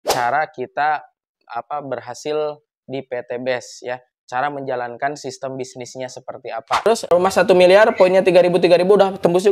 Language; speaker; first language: Indonesian; native; Indonesian